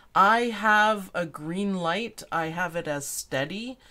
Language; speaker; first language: English; native; English